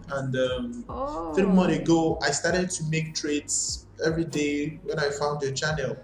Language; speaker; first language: English; non-native, learner; Portuguese